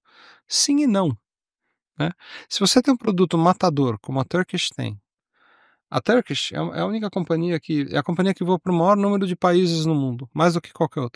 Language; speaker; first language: Portuguese; native; Portuguese